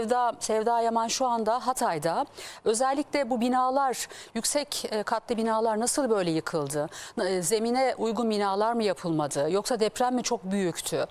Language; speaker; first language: Turkish; native; Turkish